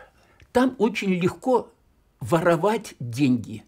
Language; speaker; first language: Russian; native; Russian